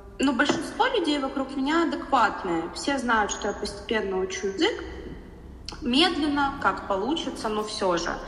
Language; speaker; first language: Russian; native; Russian